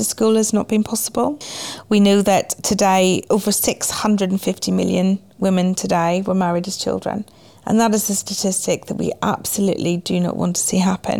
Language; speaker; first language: English; native; English